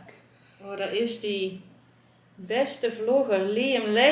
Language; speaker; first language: Dutch; native; Dutch